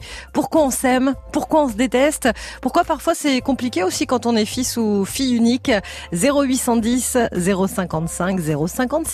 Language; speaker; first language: French; native; French